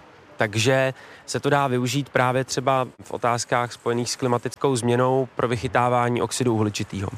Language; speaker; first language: Czech; native; Czech